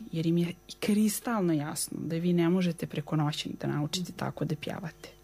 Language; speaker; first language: Croatian; native; Croatian